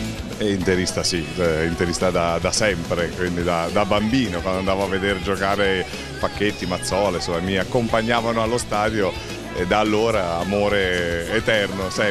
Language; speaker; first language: Italian; native; Italian